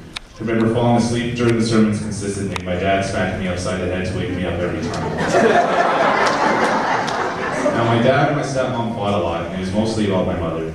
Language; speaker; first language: English; native; English